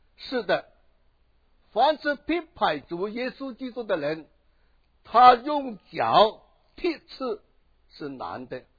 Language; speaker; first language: Chinese; non-native, local second language; Cantonese